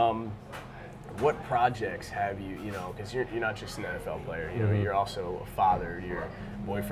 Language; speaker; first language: English; native; English